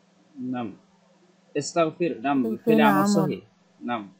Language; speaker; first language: Arabic; non-native, learner; Bangla